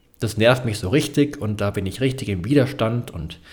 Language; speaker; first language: German; native; German